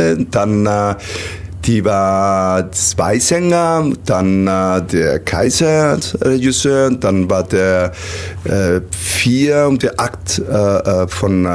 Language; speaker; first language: German; non-native, learner; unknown